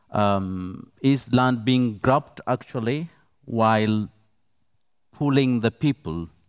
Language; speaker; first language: English; non-native, fluent; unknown